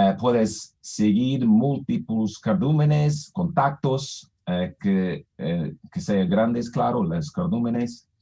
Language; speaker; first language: Spanish; non-native, fluent; English